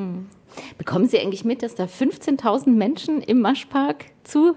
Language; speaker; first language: German; native; German